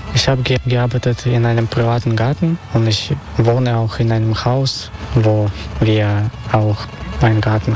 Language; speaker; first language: German; non-native, fluent; Russian